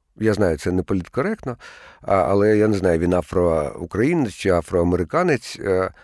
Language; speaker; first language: Ukrainian; native; Ukrainian